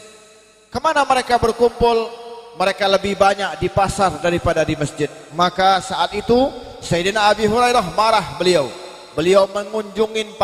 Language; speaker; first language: Indonesian; native; Indonesian